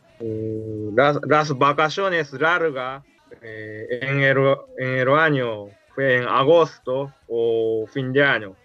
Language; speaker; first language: Spanish; non-native, learner; Japanese